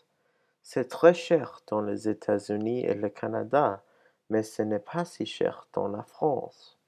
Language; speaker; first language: French; non-native, learner; English